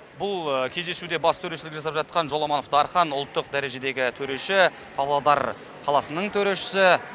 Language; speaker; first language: Kazakh; native; Kazakh